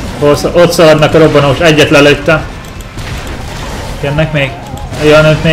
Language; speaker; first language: Hungarian; native; Hungarian